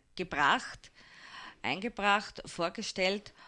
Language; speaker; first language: German; native; German